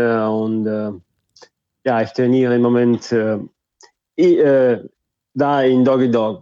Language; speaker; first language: German; non-native, fluent; Russian